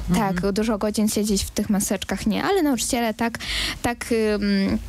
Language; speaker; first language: Polish; early bilingual, other home language; Ukrainian